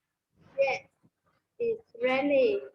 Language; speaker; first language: English; non-native, learner; Vietnamese